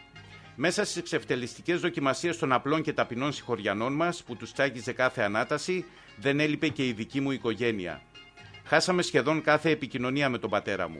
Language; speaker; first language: Greek; native; Greek